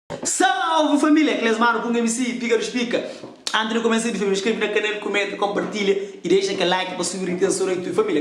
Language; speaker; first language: Portuguese; non-native, local second language; Kabuverdianu